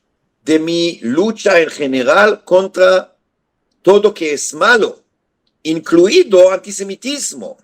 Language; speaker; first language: Spanish; non-native, fluent; Hebrew